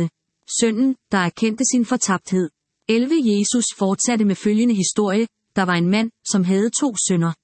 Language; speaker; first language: Danish; native; Danish